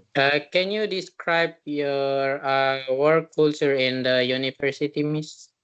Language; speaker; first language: English; non-native, learner; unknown